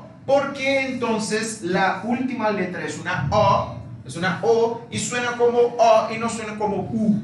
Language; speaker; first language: Spanish; non-native, fluent; Portuguese